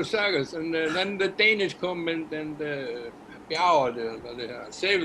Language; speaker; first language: English; non-native, learner; Icelandic